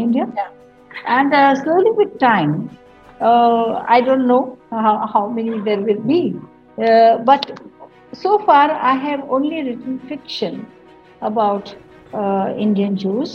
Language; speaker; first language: English; non-native, local second language; Marathi